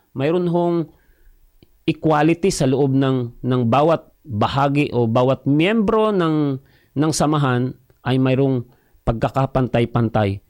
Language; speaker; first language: Filipino; non-native, local second language; Cebuano